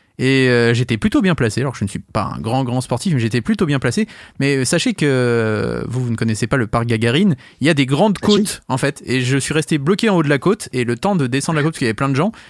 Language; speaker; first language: French; native; French